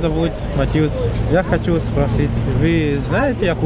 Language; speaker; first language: Russian; non-native, learner; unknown